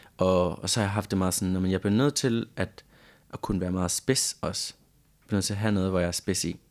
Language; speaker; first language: Danish; non-native, fluent; Spanish